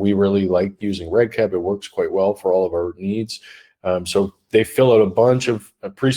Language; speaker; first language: English; native; English